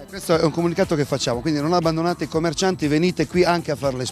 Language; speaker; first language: Italian; native; Italian